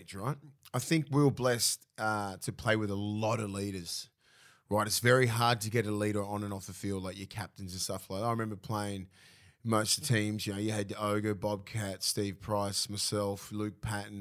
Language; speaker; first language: English; native; English